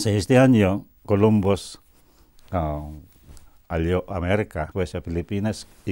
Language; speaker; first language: Spanish; non-native, fluent; Cebuano